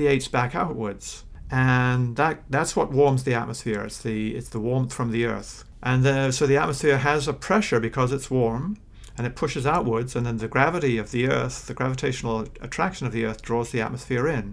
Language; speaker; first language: English; native; English